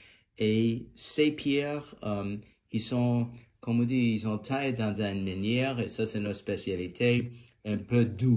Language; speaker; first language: French; non-native, fluent; English